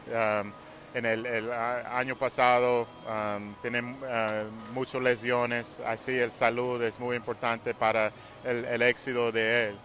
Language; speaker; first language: Spanish; non-native, learner; English